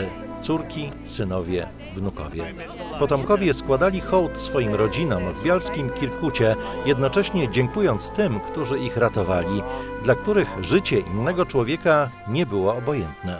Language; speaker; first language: Polish; native; Polish